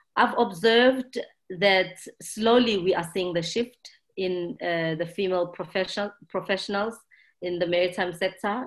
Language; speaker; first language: English; non-native, local second language; Zulu